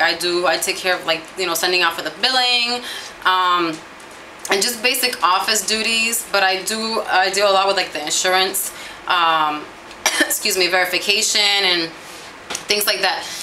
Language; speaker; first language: English; early bilingual, other home language; Spanish